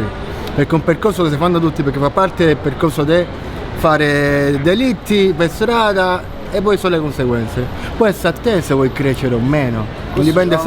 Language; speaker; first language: Italian; native; Italian